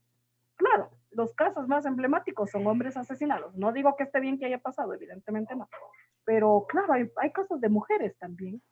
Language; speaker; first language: Spanish; native; Spanish